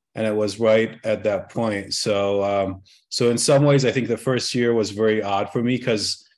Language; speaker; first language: English; early bilingual, other home language; Arabic